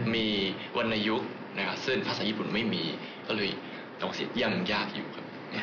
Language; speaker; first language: Thai; non-native, fluent; Japanese